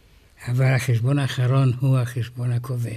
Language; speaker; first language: Hebrew; non-native, fluent; Romanian